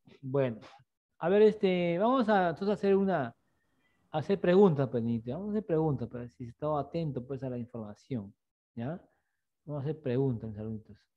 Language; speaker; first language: Spanish; native; Spanish